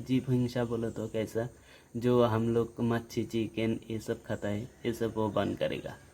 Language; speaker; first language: Hindi; non-native, local second language; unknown